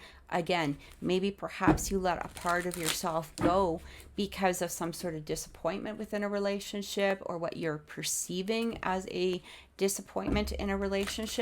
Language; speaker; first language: English; native; English